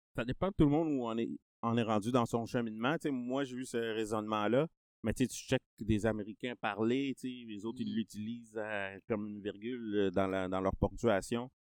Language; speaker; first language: French; native; French